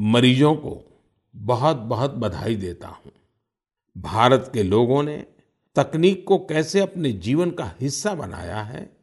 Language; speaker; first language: Hindi; native; Hindi